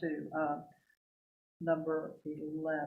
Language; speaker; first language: English; native; English